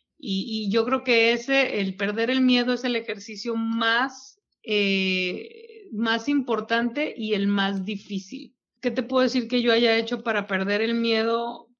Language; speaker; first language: Spanish; native; Spanish